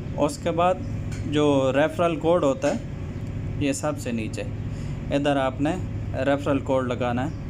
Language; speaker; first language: Urdu; native; Urdu